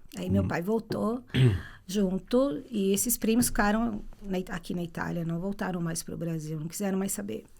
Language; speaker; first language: Portuguese; early bilingual, other home language; Italian